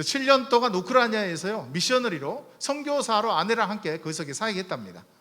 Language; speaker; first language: Korean; native; Korean